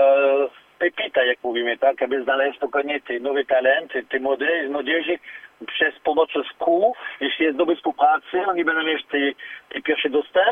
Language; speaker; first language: Polish; non-native, learner; French